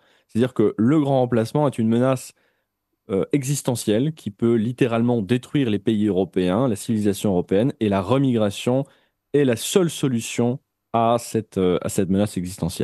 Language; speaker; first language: French; native; French